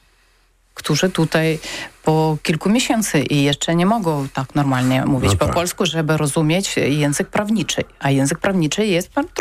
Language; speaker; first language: Polish; non-native, learner; Ukrainian